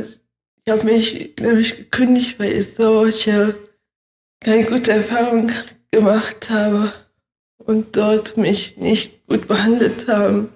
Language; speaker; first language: German; early bilingual, other home language; Russian